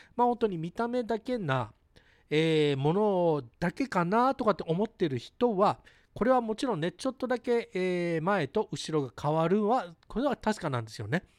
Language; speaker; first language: Japanese; early bilingual, heritage; Japanese